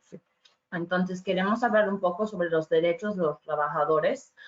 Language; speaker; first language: Spanish; non-native, fluent; English